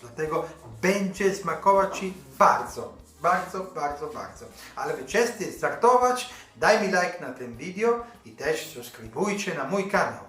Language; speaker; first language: Polish; non-native, learner; Italian